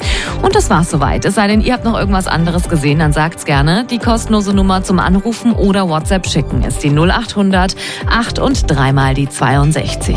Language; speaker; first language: German; native; German